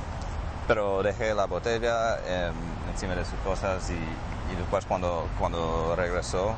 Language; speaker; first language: Spanish; non-native, fluent; English